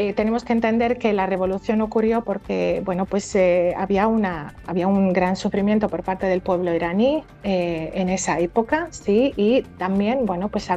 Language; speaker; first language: Spanish; native; Spanish